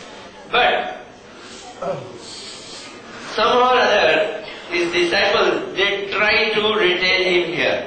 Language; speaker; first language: English; non-native, local second language; Hindi